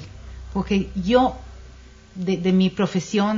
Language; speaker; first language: Spanish; non-native, fluent; Hebrew